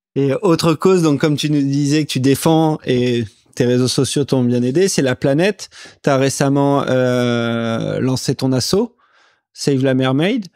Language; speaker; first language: French; native; French